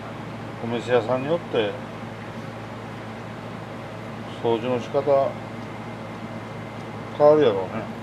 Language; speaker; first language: Japanese; native; Japanese